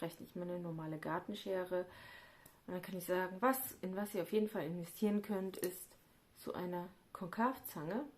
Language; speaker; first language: German; native; German